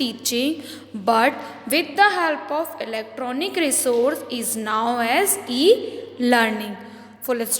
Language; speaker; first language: Hindi; native; Hindi